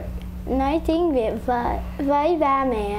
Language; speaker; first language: Vietnamese; early bilingual, heritage; Vietnamese